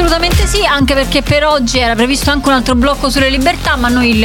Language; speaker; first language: Italian; native; Italian